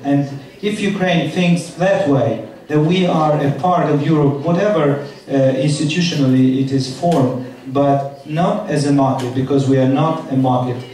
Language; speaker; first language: English; non-native, fluent; Ukrainian